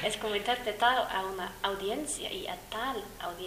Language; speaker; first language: Spanish; non-native, fluent; English